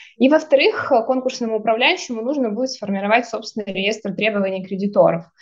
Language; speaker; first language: Russian; native; Russian